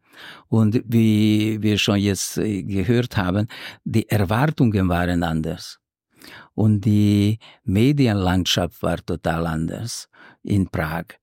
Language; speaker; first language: German; non-native, fluent; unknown